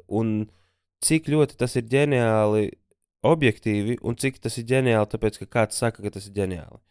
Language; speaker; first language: Latvian; native; Latvian